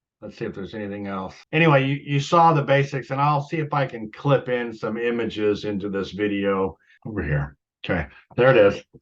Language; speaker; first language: English; native; English